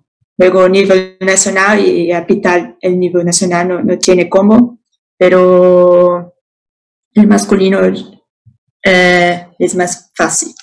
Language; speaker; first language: Spanish; non-native, learner; Portuguese